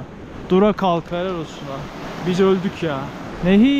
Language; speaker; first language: Turkish; native; Turkish